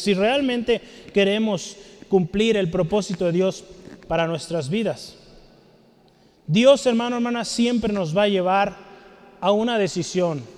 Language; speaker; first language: Spanish; native; Spanish